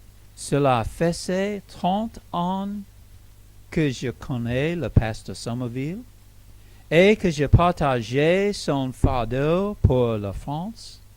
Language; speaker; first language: French; non-native, learner; English